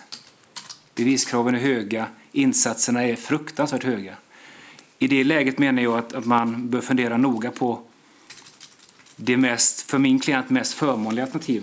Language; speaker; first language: Swedish; native; Swedish